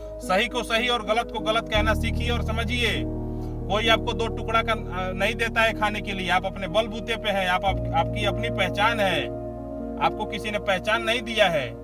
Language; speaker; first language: Hindi; native; Hindi